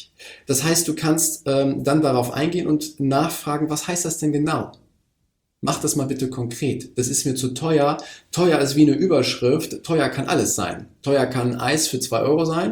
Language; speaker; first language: German; native; German